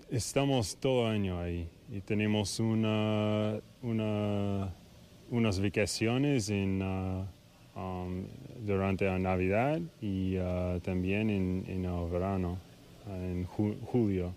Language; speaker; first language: Spanish; non-native, fluent; English